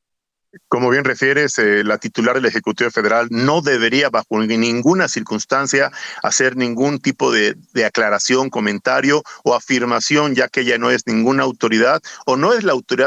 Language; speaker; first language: Spanish; native; Spanish